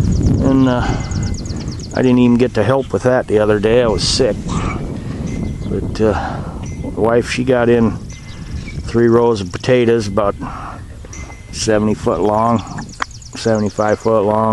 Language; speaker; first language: English; native; English